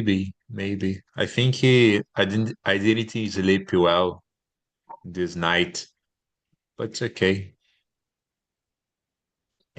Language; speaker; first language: English; non-native, learner; Portuguese